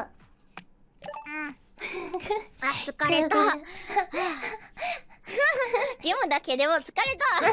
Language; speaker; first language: Japanese; non-native, learner; Indonesian